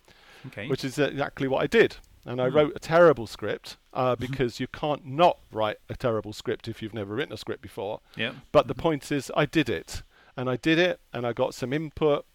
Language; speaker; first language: English; native; English